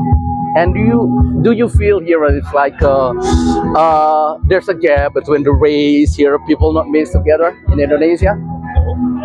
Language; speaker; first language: English; non-native, fluent; Indonesian